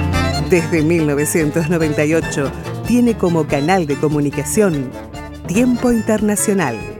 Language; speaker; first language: Spanish; native; Spanish